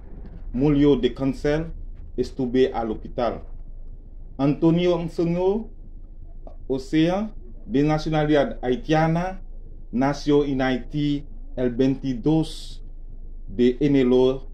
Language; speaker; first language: Spanish; non-native, learner; Haitian Creole